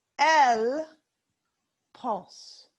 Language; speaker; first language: French; non-native, fluent; English